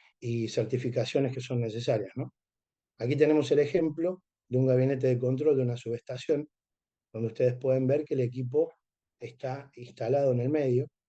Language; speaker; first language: Spanish; native; Spanish